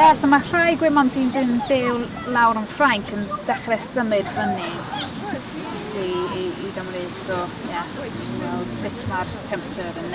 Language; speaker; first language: Welsh; non-native, fluent; English